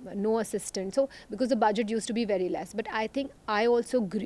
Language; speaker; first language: Hindi; native; Hindi